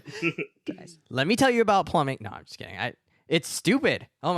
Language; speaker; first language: English; native; English